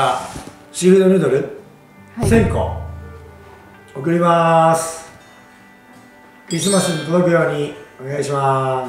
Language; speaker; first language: Japanese; native; Japanese